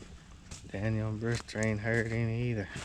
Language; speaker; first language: English; native; English